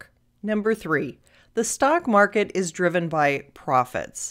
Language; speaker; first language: English; native; English